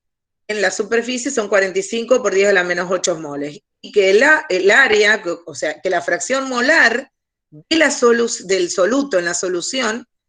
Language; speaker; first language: Spanish; native; Spanish